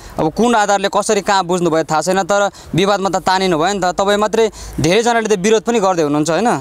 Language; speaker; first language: Nepali; native; Nepali